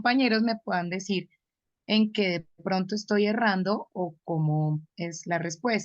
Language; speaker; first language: Spanish; native; Spanish